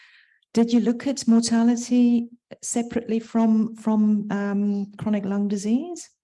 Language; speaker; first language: English; native; English